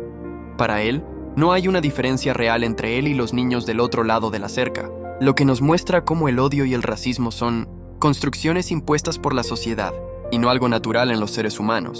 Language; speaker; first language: Spanish; native; Spanish